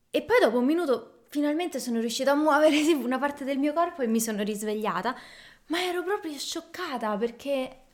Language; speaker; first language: Italian; native; Italian